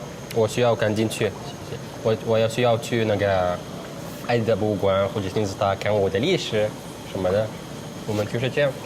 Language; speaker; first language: Chinese; non-native, learner; Arabic